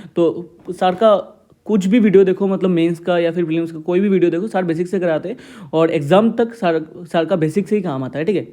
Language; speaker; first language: Hindi; non-native, local second language; Assamese